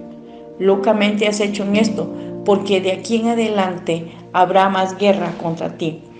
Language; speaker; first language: Spanish; native; Spanish